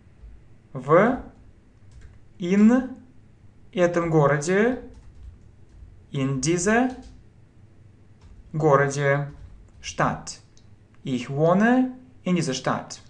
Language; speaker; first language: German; non-native, fluent; Russian